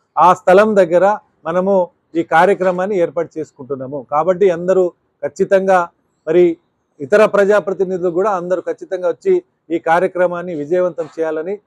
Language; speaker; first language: Telugu; non-native, local second language; Lambadi